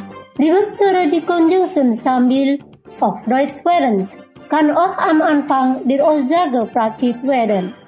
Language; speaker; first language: German; non-native, learner; Indonesian